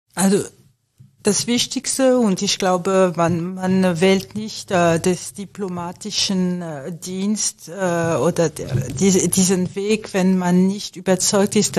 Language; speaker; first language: German; non-native, fluent; French